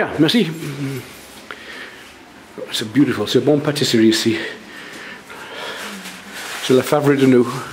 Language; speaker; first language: French; non-native, learner; English